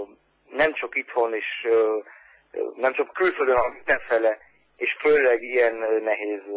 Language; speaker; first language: Hungarian; early bilingual, heritage; Hungarian